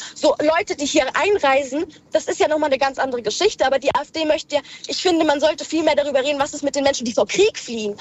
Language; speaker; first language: German; early bilingual, other home language; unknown